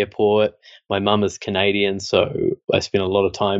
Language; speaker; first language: English; native; English